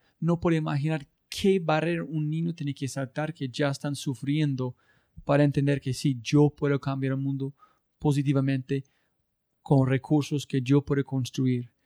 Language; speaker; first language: Spanish; non-native, learner; English